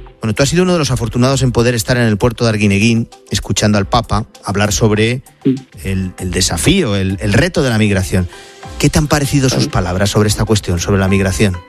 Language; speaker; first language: Spanish; native; Spanish